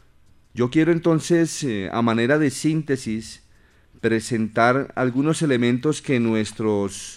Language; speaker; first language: Spanish; native; Spanish